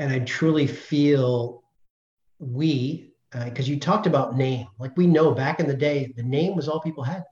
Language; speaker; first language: English; native; English